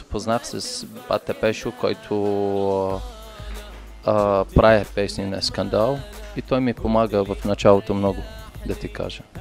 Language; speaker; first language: Bulgarian; non-native, learner; Arabic